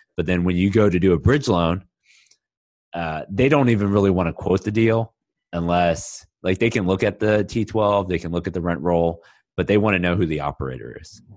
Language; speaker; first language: English; native; English